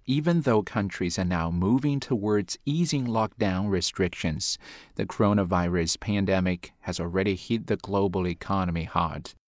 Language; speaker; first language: English; non-native, fluent; Chinese